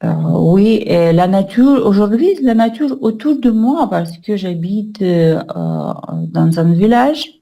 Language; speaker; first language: French; non-native, learner; Russian